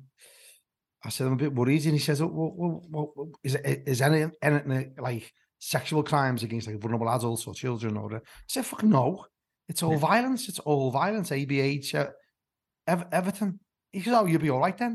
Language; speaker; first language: English; native; English